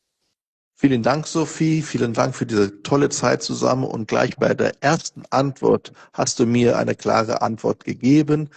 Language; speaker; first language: German; non-native, fluent; Portuguese